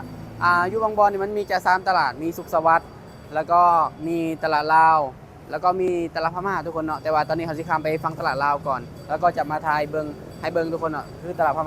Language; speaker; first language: Thai; non-native, local second language; Northeastern Thai